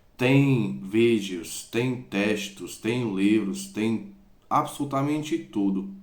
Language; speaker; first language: Portuguese; non-native, fluent; Croatian